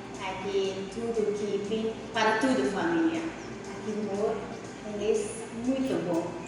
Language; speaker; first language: Portuguese; non-native, learner; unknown